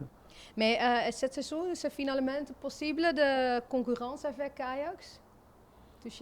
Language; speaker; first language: French; non-native, learner; Dutch